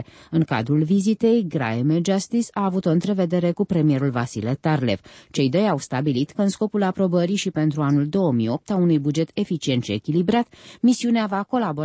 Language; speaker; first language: Romanian; native; Romanian